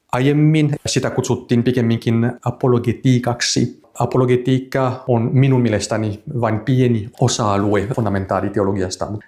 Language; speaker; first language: Finnish; non-native, fluent; French